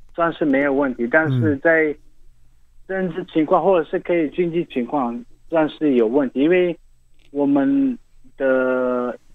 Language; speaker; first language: Chinese; non-native, fluent; Arabic